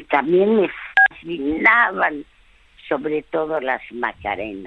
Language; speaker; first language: Spanish; early bilingual, other home language; French